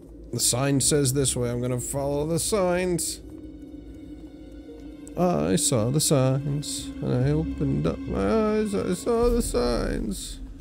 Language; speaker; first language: English; native; English